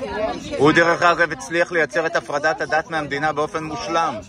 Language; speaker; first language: Hebrew; native; Hebrew